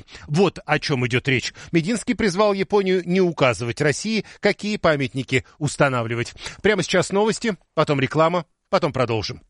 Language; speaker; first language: Russian; native; Russian